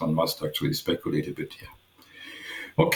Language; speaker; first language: English; non-native, fluent; German